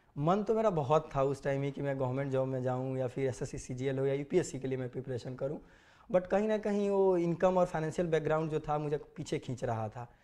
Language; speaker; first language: Hindi; native; Hindi